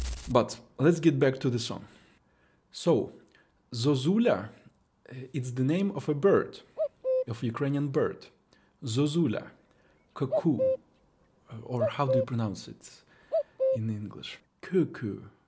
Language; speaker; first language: English; non-native, fluent; Ukrainian